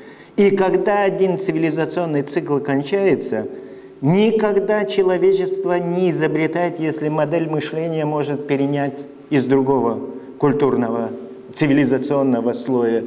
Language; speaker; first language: Russian; non-native, fluent; Lithuanian